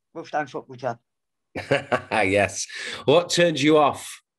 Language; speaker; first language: English; native; English